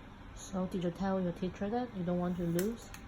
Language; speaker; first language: English; non-native, local second language; Cantonese